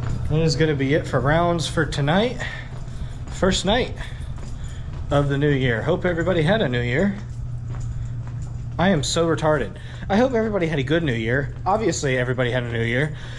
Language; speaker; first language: English; native; English